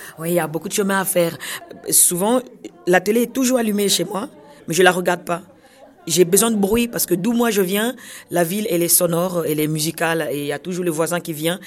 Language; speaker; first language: French; non-native, local second language; Kongo